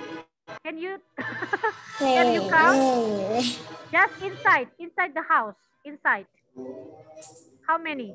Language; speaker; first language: English; non-native, learner; Indonesian